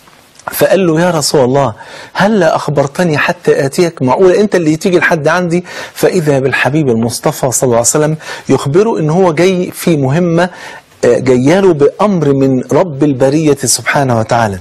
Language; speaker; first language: Arabic; native; Arabic